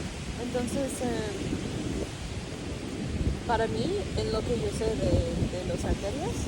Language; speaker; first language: Spanish; early bilingual, heritage; Spanish